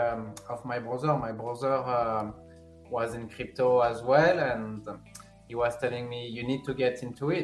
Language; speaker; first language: English; non-native, fluent; French